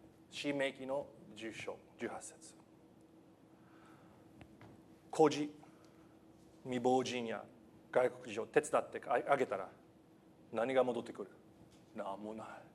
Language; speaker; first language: Japanese; non-native, fluent; English